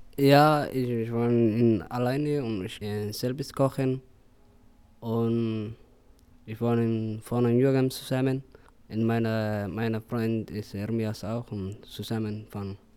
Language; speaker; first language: German; non-native, learner; Somali